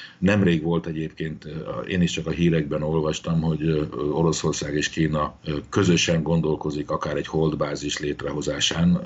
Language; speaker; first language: Hungarian; native; Hungarian